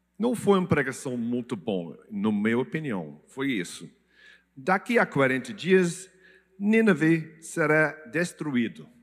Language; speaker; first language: Portuguese; non-native, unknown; English